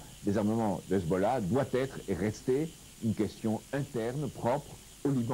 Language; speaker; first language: French; native; French